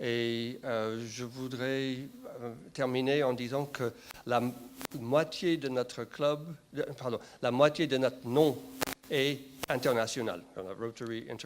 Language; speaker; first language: French; non-native, fluent; English